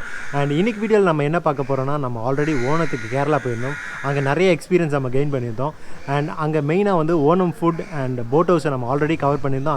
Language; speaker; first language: Tamil; native; Tamil